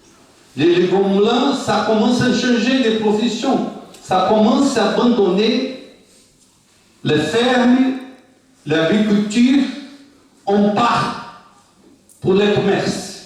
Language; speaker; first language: French; non-native, fluent; Portuguese